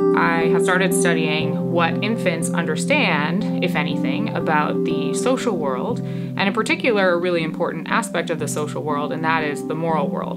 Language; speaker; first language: English; native; English